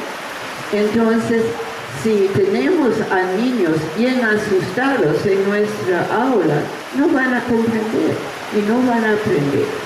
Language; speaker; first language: Spanish; non-native, fluent; English